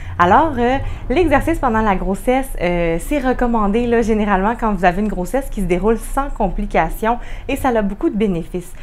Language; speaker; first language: French; native; French